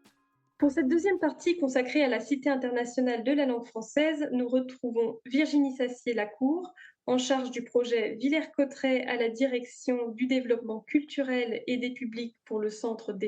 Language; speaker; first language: French; native; French